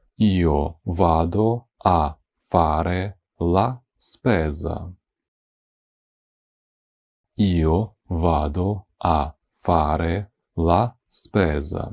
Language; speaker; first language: Italian; non-native, fluent; Ukrainian